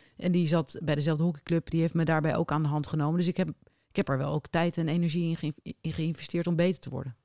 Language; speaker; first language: Dutch; native; Dutch